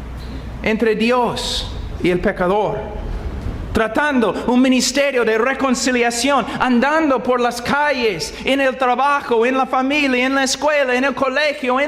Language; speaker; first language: Spanish; non-native, fluent; English